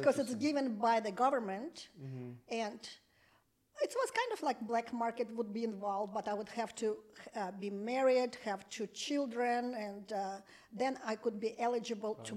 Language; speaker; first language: English; non-native, fluent; Russian